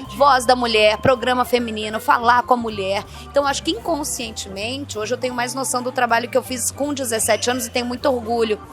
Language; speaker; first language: Portuguese; native; Portuguese